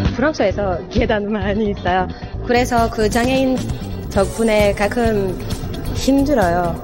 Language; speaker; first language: Korean; non-native, learner; French